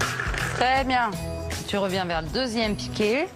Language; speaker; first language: French; native; French